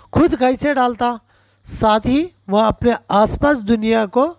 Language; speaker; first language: Hindi; non-native, local second language; Telugu